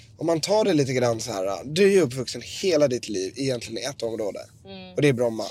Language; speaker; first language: Swedish; native; Swedish